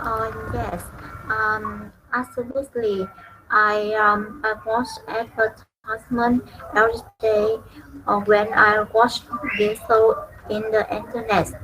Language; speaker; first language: English; non-native, learner; Vietnamese